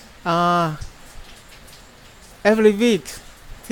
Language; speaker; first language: English; non-native, learner; Thai